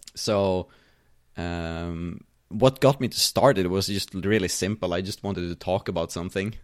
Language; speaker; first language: English; non-native, fluent; Swedish